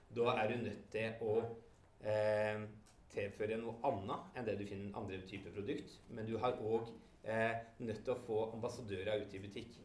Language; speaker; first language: Norwegian; native; Norwegian